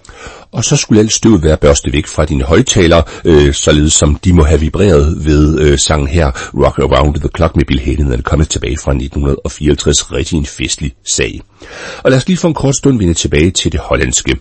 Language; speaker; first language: Danish; native; Danish